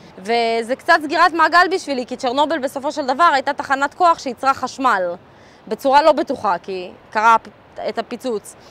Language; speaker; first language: Hebrew; early bilingual, other home language; Russian